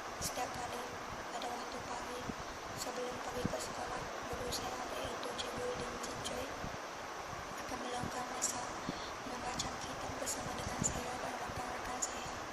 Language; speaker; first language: Malay; non-native, local second language; Iban